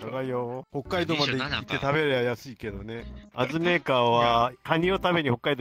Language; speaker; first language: Japanese; native; Japanese